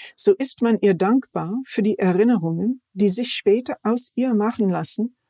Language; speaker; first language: German; non-native, fluent; English